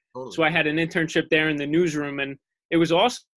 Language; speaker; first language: English; native; English